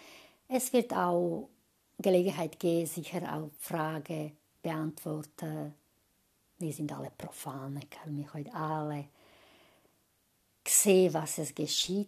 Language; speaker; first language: German; non-native, fluent; Croatian